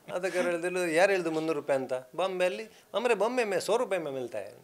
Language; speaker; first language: Kannada; non-native, local second language; Konkani